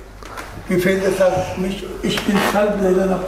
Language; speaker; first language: German; non-native, learner; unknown